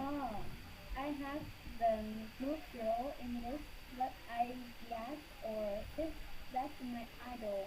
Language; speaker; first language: English; non-native, learner; Vietnamese